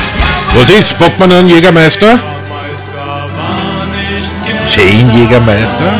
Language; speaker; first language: German; native; German